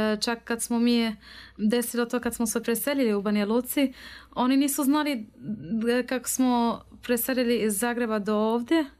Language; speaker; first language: Croatian; non-native, learner; Arabic